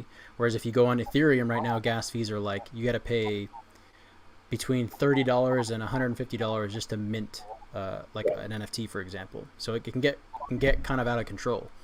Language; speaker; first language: English; native; English